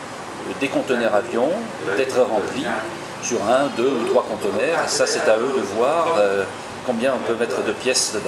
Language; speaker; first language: French; native; French